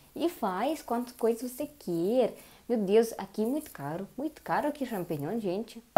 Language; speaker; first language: Portuguese; non-native, learner; Russian